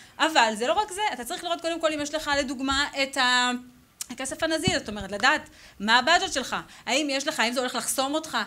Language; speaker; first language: Hebrew; native; Hebrew